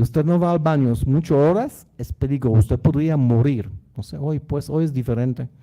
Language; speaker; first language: Spanish; non-native, learner; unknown